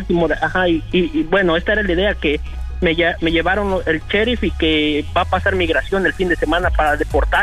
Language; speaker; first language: Spanish; native; Spanish